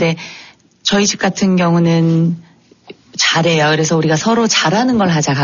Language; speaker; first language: Korean; native; Korean